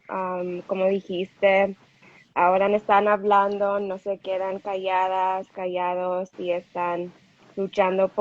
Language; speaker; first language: Spanish; non-native, learner; English